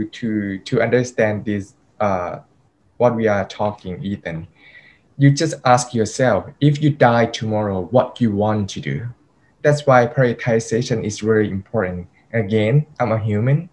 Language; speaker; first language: English; non-native, fluent; Thai